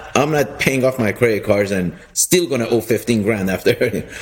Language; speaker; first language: English; early bilingual, other home language; Persian